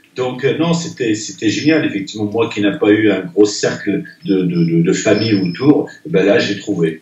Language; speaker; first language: French; non-native, local second language; Arabic